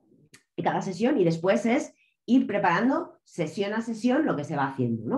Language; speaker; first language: Spanish; native; Spanish